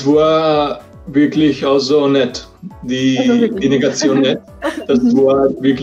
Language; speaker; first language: German; non-native, fluent; Czech